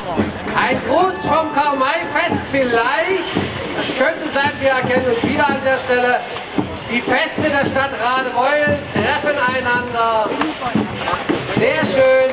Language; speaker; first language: German; native; German